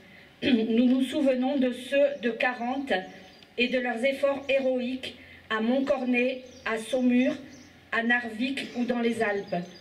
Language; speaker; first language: French; native; French